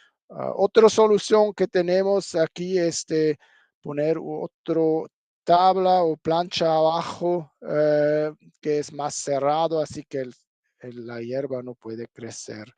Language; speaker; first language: Spanish; non-native, fluent; German